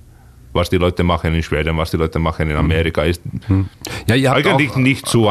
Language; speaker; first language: German; non-native, fluent; Finnish